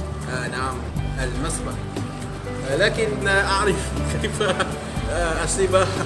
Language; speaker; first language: Arabic; non-native, learner; Malay